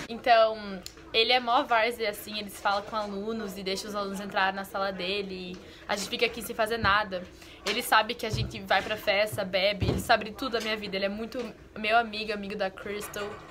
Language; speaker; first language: Portuguese; native; Portuguese